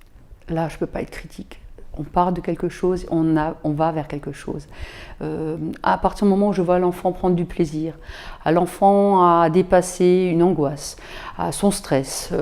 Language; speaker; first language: French; native; French